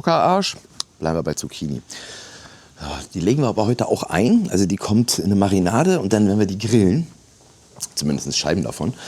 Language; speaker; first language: German; native; German